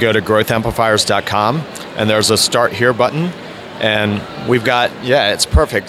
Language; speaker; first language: English; native; English